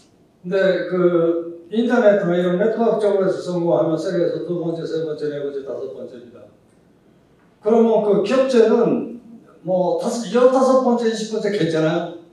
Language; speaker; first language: Korean; early bilingual, heritage; Japanese